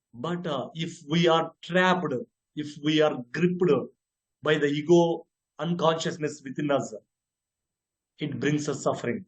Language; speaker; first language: English; non-native, local second language; Telugu